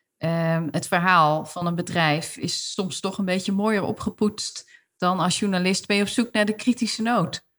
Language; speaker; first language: Dutch; native; Dutch